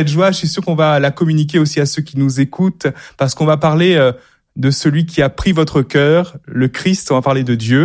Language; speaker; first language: French; native; French